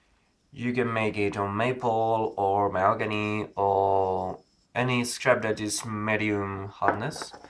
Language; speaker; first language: English; non-native, learner; Spanish